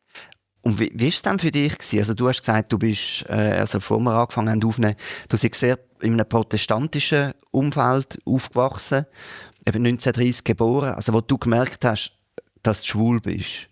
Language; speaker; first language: German; native; German